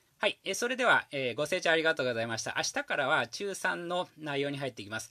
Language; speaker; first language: Japanese; native; Japanese